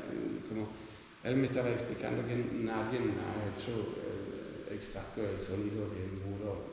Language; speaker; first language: Spanish; non-native, learner; Dutch